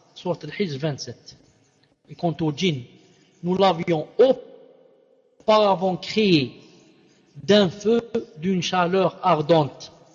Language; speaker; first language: French; non-native, local second language; Arabic